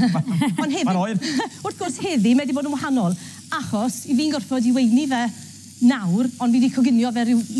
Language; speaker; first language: Welsh; native; Welsh